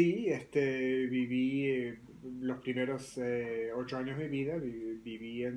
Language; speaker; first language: Spanish; early bilingual, other home language; French